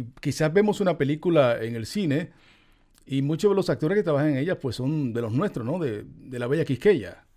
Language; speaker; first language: Spanish; native; Spanish